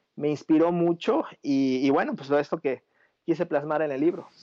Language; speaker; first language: Spanish; native; Spanish